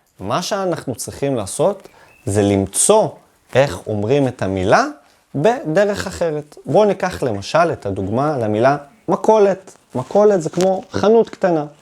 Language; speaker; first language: Hebrew; native; Hebrew